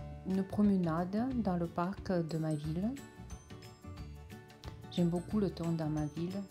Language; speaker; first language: French; non-native, fluent; Russian